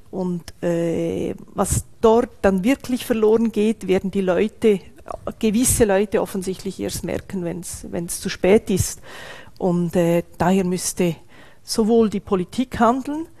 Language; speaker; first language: German; native; German